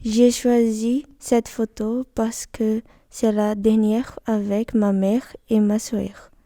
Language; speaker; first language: French; non-native, learner; Portuguese